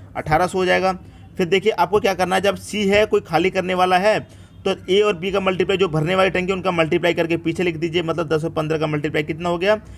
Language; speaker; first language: Hindi; native; Hindi